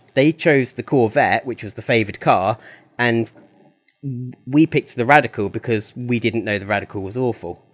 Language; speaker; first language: English; native; English